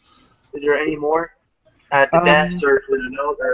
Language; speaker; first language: English; native; English